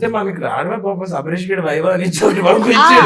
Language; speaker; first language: Telugu; native; Telugu